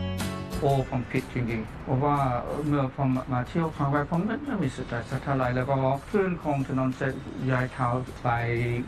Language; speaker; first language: Thai; non-native, fluent; English